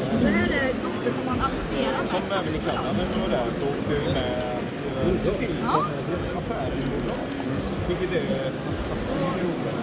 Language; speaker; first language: Swedish; non-native, learner; Thai